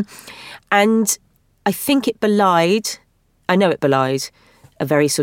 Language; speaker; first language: English; native; English